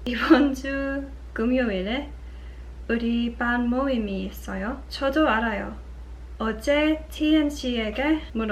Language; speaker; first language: Korean; non-native, learner; English